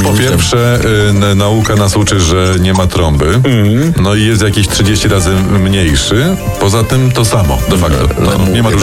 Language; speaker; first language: Polish; native; Polish